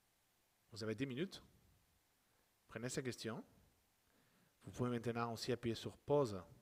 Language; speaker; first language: French; non-native, fluent; Spanish